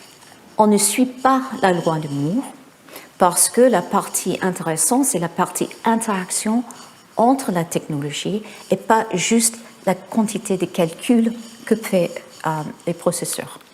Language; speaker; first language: French; non-native, fluent; English